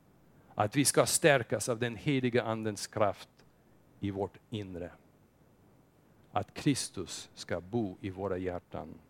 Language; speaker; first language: Swedish; non-native, fluent; English